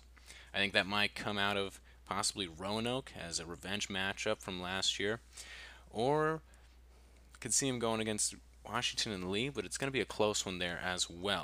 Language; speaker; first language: English; native; English